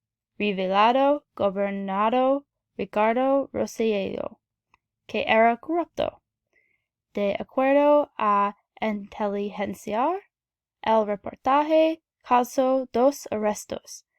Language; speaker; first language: Spanish; non-native, learner; English